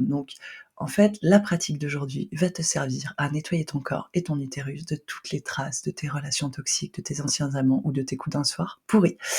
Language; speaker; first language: French; native; French